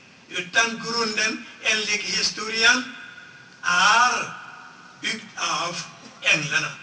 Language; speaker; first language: Swedish; non-native, fluent; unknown